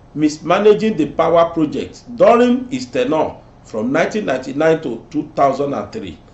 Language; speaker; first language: English; non-native, local second language; Yoruba